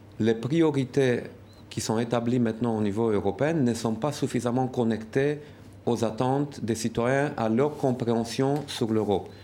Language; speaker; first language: French; non-native, fluent; Romanian